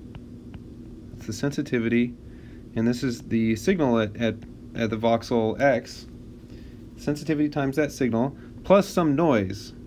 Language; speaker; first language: English; native; English